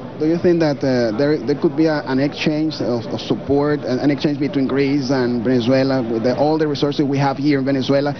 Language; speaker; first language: English; non-native, fluent; Spanish